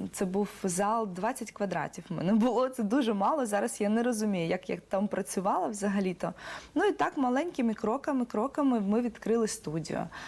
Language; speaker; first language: Ukrainian; non-native, local second language; Russian